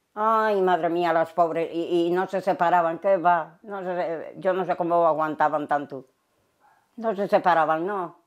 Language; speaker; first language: Spanish; native; Spanish